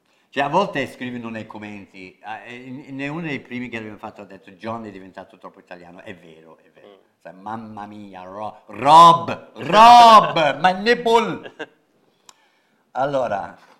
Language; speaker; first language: Italian; non-native, fluent; English